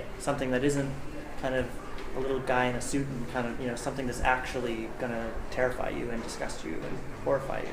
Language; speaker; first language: English; native; English